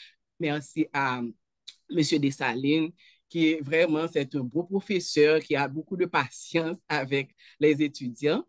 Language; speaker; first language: French; non-native, local second language; Haitian Creole